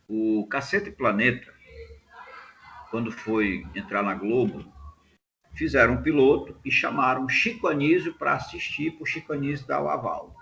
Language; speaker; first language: Portuguese; native; Portuguese